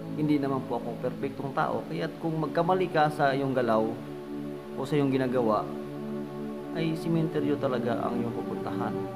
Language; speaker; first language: Filipino; non-native, local second language; Cebuano